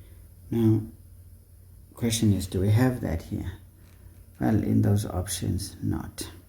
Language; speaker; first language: English; non-native, local second language; Xhosa